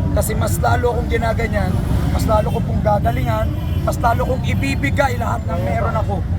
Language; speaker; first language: Filipino; native; Filipino